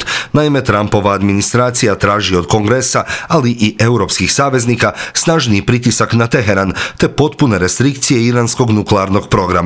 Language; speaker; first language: Croatian; native; Croatian